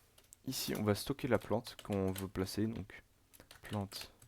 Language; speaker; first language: French; native; French